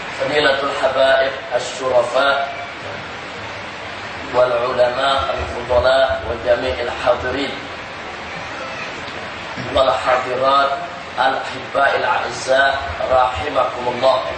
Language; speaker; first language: Arabic; non-native, fluent; Indonesian